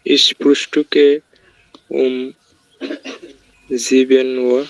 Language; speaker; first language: German; non-native, learner; Bangla